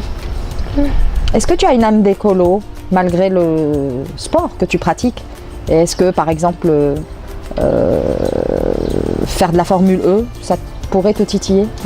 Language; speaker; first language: French; native; French